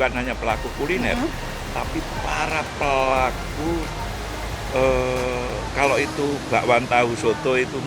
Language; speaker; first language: Indonesian; native; Indonesian